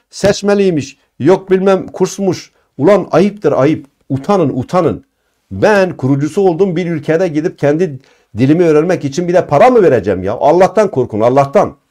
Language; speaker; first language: Turkish; non-native, local second language; Kurdish